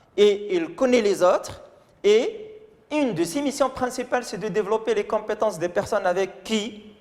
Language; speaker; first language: French; non-native, local second language; Arabic